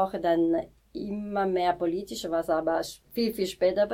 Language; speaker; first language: German; non-native, fluent; Italian